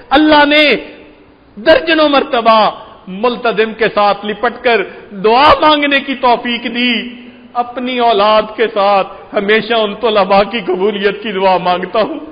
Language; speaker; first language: Urdu; non-native, local second language; Punjabi